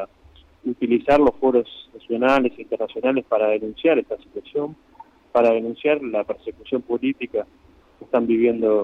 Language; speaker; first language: Spanish; native; Spanish